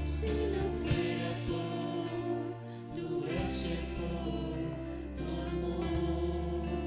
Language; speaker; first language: Spanish; native; Spanish